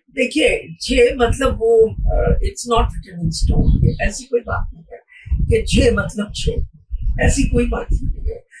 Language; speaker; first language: Hindi; non-native, local second language; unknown